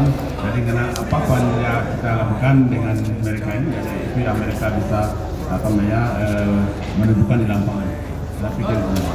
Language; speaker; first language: Indonesian; non-native, fluent; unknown